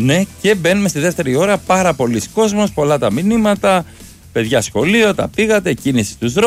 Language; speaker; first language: Greek; native; Greek